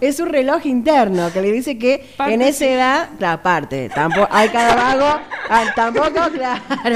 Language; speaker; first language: Spanish; native; Spanish